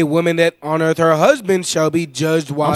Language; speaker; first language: English; native; English